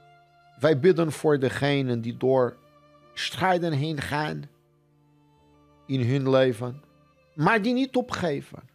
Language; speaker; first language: Dutch; non-native, fluent; Portuguese